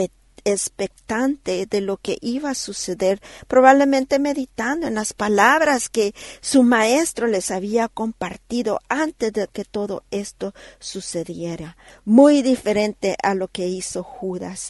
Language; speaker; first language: Spanish; native; Spanish